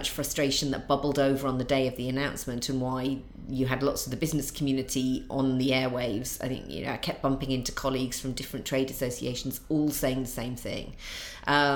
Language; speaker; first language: English; native; English